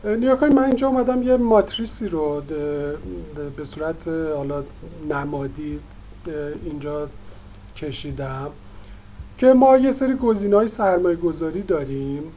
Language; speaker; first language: Persian; native; Persian